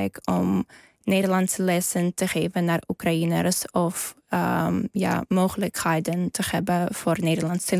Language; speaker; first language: Dutch; non-native, learner; Ukrainian